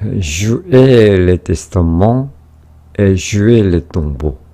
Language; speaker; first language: French; non-native, fluent; Korean